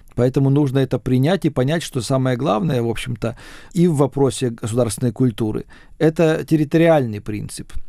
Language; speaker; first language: Russian; native; Russian